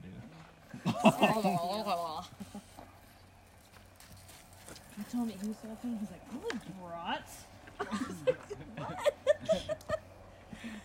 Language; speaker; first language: English; native; English